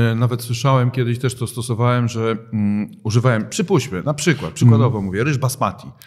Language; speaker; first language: Polish; native; Polish